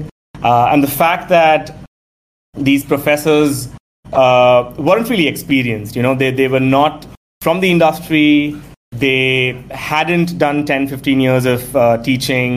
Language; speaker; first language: English; non-native, local second language; Tamil